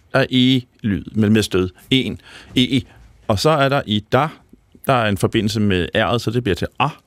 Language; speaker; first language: Danish; native; Danish